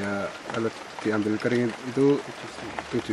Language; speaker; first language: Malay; non-native, local second language; Javanese